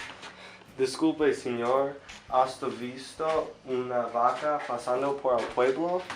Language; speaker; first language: Spanish; non-native, learner; English